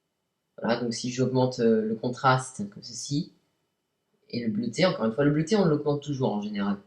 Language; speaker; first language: French; native; French